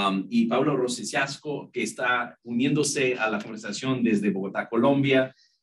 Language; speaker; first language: Spanish; non-native, fluent; English